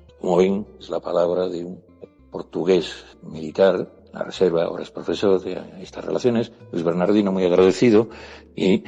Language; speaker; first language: Spanish; native; Spanish